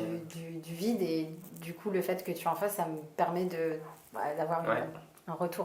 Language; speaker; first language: French; native; French